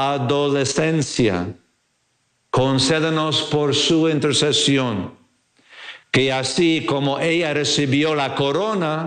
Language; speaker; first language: Spanish; non-native, fluent; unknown